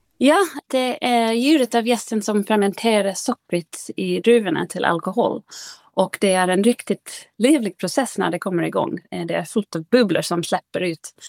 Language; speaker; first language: Swedish; non-native, fluent; English